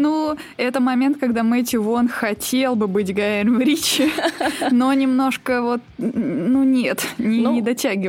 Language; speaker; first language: Russian; native; Russian